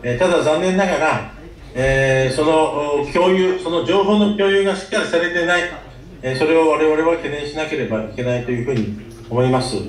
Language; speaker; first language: Japanese; native; Japanese